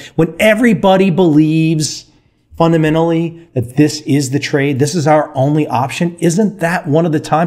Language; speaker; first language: English; native; English